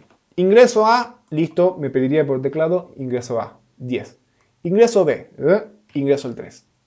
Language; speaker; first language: Spanish; native; Spanish